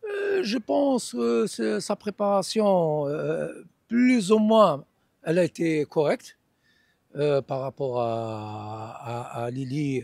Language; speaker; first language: French; non-native, local second language; Arabic